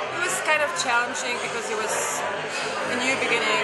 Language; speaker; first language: English; non-native, fluent; Arabic